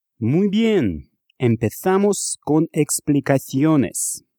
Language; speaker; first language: Spanish; non-native, fluent; Russian